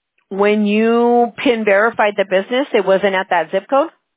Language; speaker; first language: English; early bilingual, other home language; Spanish